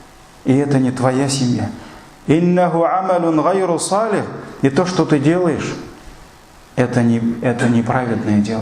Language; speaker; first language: Russian; non-native, local second language; Tatar